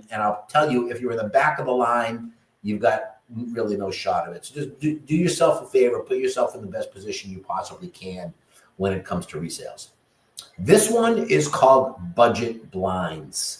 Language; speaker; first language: English; native; English